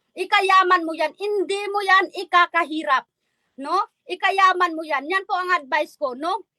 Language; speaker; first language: Filipino; non-native, local second language; Waray